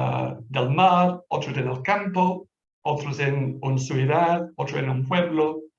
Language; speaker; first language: Spanish; non-native, fluent; English